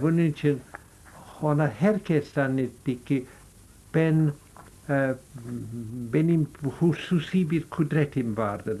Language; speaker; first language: Turkish; non-native, fluent; English